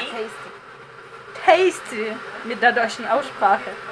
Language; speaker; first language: German; non-native, fluent; Russian